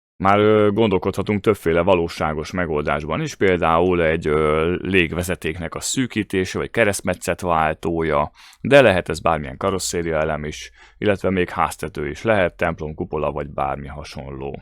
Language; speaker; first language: Hungarian; native; Hungarian